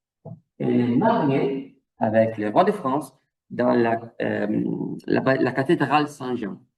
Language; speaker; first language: French; non-native, fluent; Italian